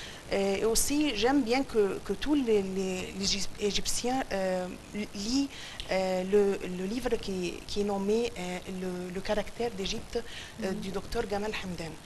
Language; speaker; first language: French; non-native, fluent; Arabic